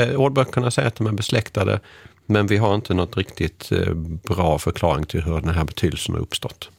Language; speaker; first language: Swedish; native; Swedish